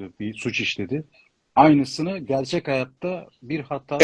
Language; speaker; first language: Turkish; native; Turkish